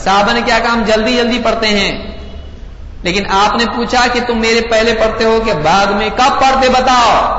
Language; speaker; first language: Urdu; native; Urdu